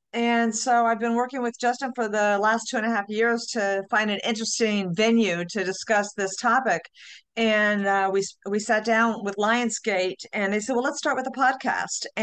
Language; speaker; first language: English; native; English